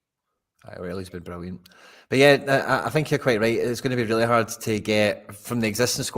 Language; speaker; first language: English; native; English